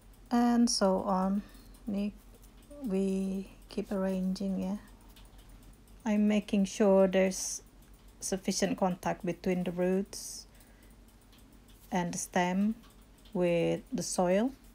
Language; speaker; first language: English; non-native, fluent; Indonesian